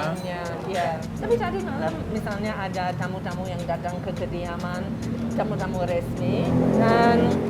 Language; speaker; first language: Indonesian; non-native, fluent; English